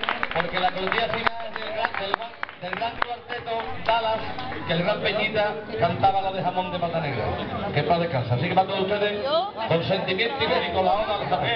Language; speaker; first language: Spanish; native; Spanish